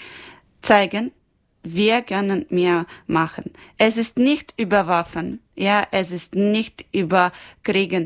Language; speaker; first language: German; non-native, learner; Ukrainian